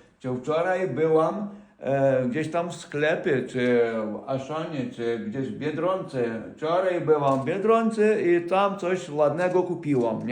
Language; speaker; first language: Polish; non-native, fluent; Ukrainian